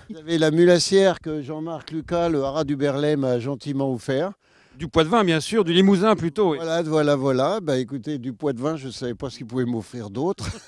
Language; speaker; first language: French; native; French